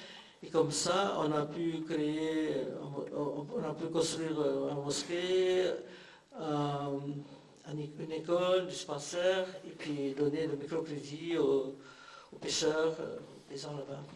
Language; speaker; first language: French; non-native, fluent; Indonesian